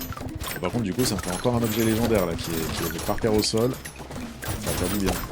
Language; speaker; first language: French; native; French